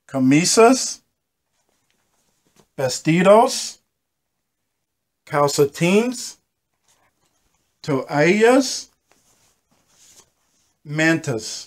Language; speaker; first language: Spanish; non-native, learner; English